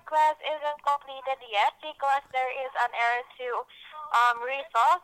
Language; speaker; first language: English; non-native, local second language; Filipino